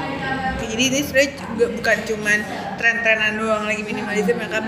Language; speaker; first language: Indonesian; native; Indonesian